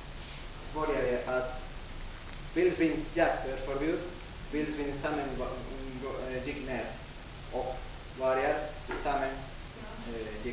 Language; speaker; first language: Swedish; non-native, learner; Spanish